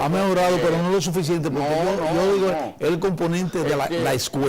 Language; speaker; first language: Spanish; native; Spanish